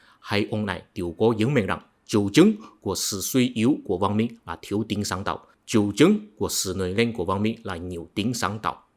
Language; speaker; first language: Vietnamese; non-native, fluent; Chinese